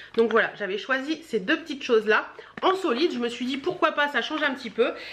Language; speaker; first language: French; native; French